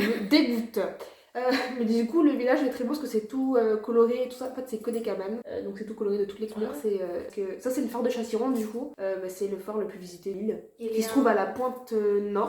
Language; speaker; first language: French; native; French